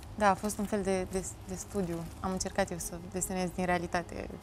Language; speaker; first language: Romanian; native; Romanian